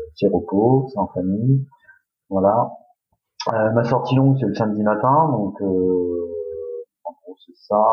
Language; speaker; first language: French; native; French